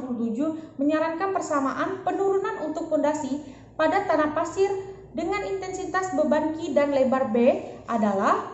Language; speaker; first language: Indonesian; native; Indonesian